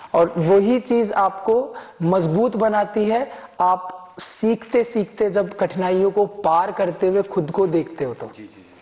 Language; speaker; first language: Hindi; native; Hindi